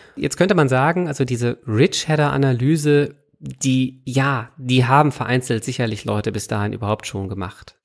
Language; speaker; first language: German; native; German